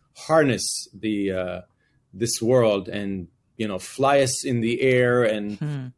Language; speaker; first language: English; non-native, fluent; Hebrew